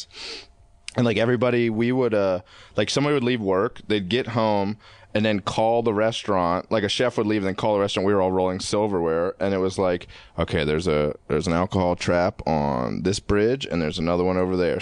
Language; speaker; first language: English; native; English